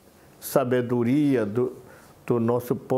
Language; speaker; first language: Portuguese; non-native, local second language; Yanomámi